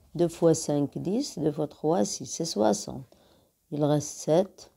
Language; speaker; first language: French; non-native, local second language; Arabic